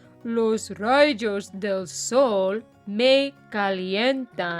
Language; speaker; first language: Spanish; non-native, fluent; English